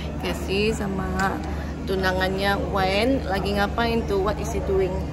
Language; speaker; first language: English; non-native, fluent; Indonesian